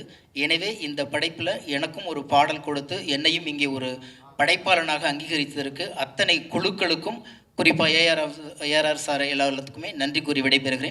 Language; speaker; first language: Tamil; native; Tamil